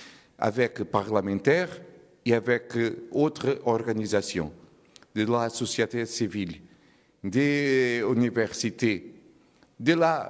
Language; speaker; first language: French; non-native, learner; Portuguese